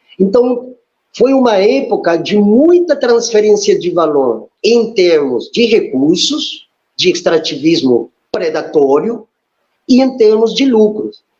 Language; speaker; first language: Portuguese; non-native, fluent; Spanish